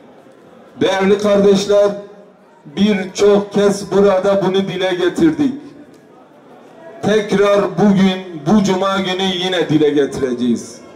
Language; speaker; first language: Turkish; native; Turkish